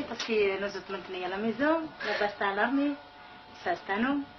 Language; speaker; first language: French; non-native, learner; Kabyle